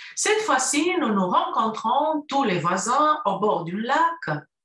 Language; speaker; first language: French; non-native, fluent; Romanian